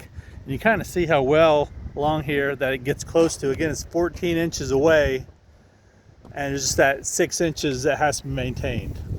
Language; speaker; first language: English; native; English